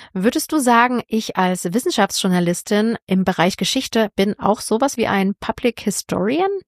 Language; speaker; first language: German; native; German